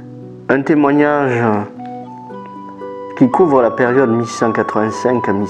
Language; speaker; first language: French; native; French